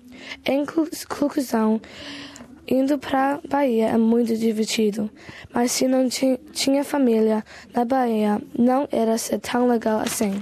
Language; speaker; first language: Portuguese; early bilingual, heritage; Portuguese